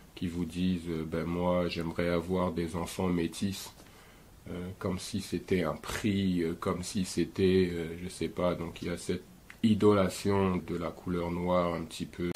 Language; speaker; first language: French; native; French